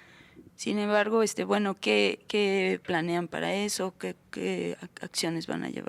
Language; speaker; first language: Spanish; native; Spanish